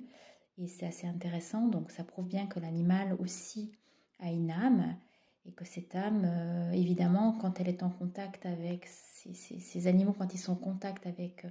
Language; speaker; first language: French; native; French